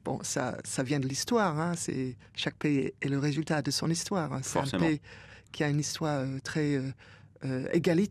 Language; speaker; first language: French; non-native, fluent; English